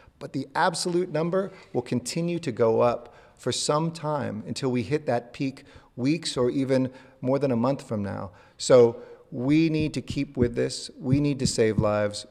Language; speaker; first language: English; native; English